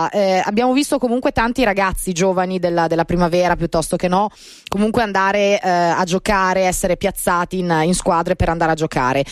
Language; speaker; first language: Italian; native; Italian